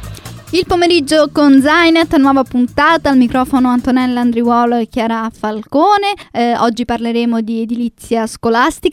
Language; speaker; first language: Italian; native; Italian